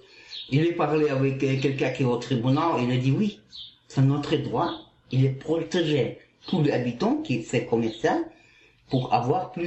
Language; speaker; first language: French; non-native, learner; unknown